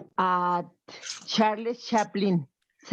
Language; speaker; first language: English; non-native, learner; Spanish